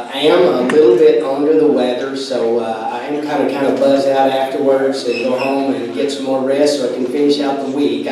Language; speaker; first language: English; native; English